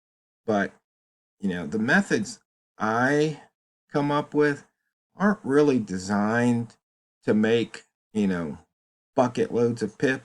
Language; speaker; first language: English; native; English